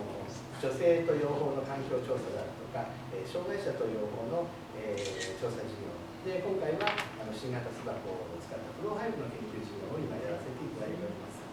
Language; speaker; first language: Japanese; native; Japanese